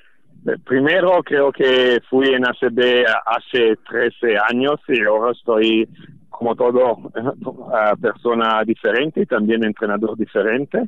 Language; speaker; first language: Spanish; non-native, fluent; Italian